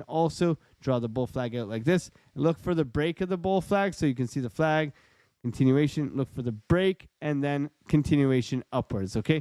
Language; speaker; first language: English; native; English